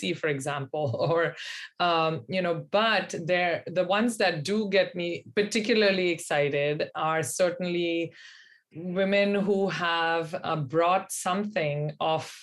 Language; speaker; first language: English; non-native, local second language; Hindi